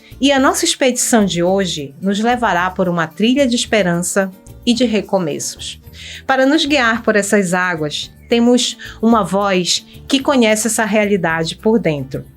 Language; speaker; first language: Portuguese; native; Portuguese